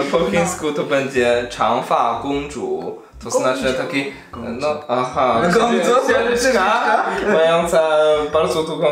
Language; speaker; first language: Polish; non-native, fluent; Chinese